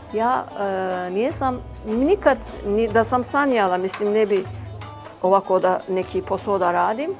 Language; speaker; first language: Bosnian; early bilingual, heritage; Bosnian